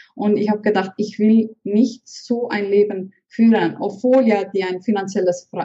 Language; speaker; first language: German; non-native, fluent; Estonian